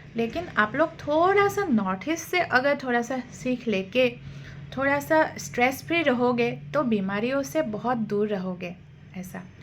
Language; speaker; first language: Hindi; non-native, local second language; Assamese